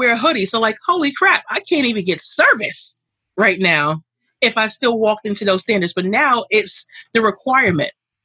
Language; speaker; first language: English; native; English